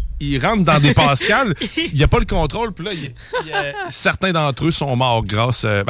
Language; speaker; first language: French; native; French